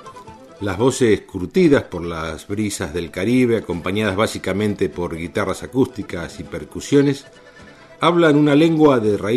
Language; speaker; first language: Spanish; native; Spanish